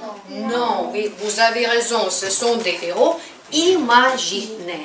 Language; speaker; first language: French; non-native, fluent; Ukrainian